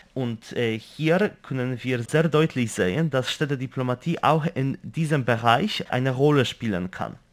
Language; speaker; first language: German; non-native, fluent; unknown